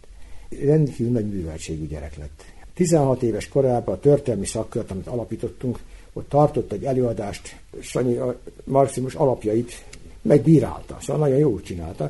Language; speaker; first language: Hungarian; native; Hungarian